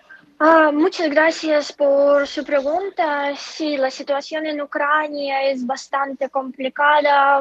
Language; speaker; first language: Spanish; non-native, fluent; Ukrainian